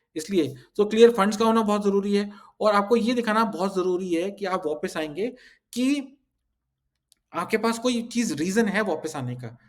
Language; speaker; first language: Hindi; early bilingual, heritage; Hindi